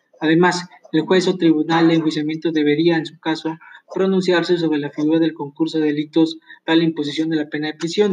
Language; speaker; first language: Spanish; native; Spanish